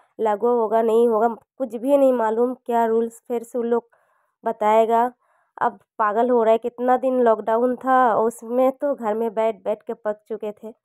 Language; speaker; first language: Hindi; non-native, local second language; Bangla